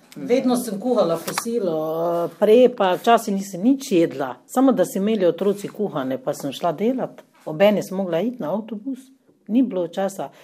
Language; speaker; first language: Slovenian; non-native, fluent; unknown